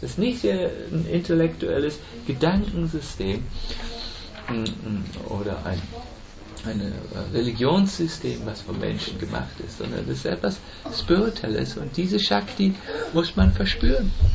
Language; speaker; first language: German; native; German